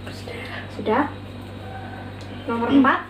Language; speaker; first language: Indonesian; native; Indonesian